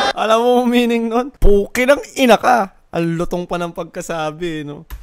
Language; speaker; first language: Filipino; native; Filipino